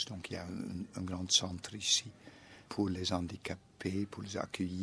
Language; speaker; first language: French; non-native, fluent; Dutch